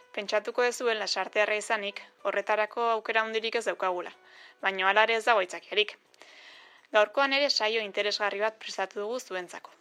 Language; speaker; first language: Basque; native; Basque